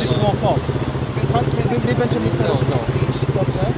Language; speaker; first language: Polish; non-native, learner; English